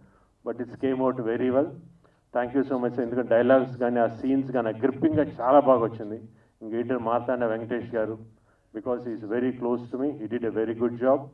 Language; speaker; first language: Telugu; native; Telugu